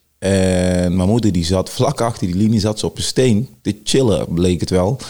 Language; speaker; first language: Dutch; early bilingual, other home language; Sranan Tongo